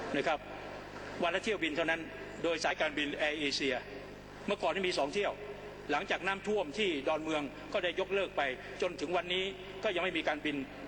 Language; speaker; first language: Thai; non-native, local second language; Pattani Malay